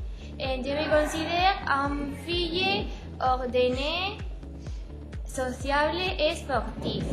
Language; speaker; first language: French; non-native, learner; Spanish